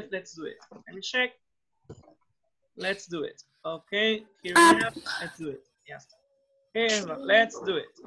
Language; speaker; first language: English; non-native, learner; Spanish